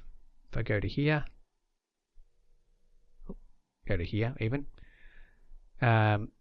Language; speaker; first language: English; native; English